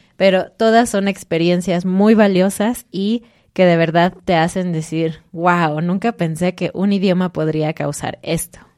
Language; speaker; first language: Spanish; native; Spanish